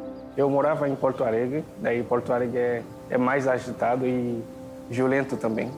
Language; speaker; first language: Portuguese; non-native, fluent; Haitian Creole